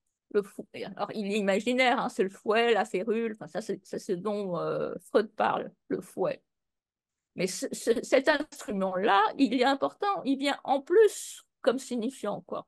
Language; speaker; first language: French; native; French